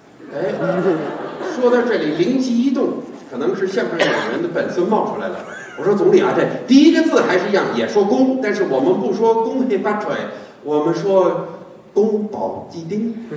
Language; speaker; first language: Chinese; non-native, fluent; English